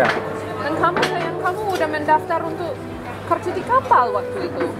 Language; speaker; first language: Indonesian; non-native, fluent; English